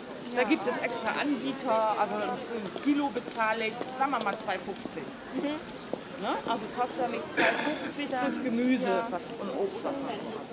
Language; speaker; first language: German; native; German